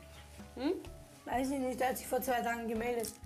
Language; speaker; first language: German; early bilingual, other home language; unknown